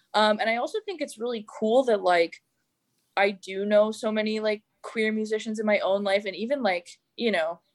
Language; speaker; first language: English; native; English